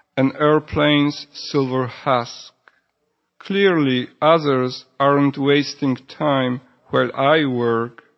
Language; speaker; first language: English; non-native, fluent; Polish